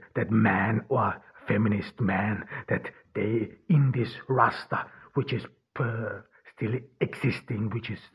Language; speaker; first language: English; non-native, fluent; Turkish